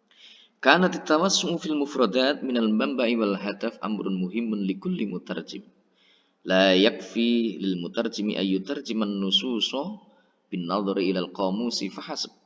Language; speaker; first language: Arabic; non-native, fluent; Indonesian